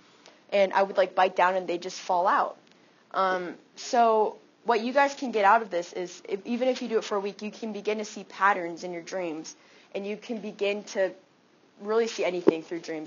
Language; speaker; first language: English; native; English